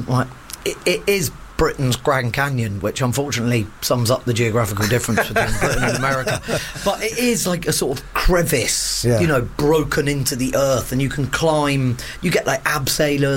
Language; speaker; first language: English; native; English